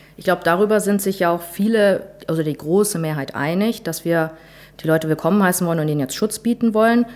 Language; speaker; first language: German; native; German